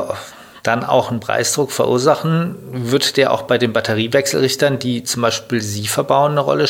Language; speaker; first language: German; native; German